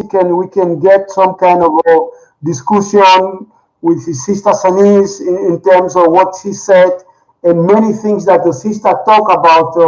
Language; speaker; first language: English; non-native, learner; Spanish